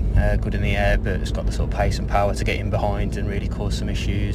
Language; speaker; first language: English; native; English